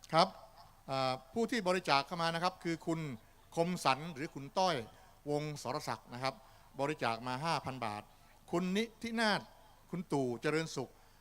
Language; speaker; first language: Thai; native; Thai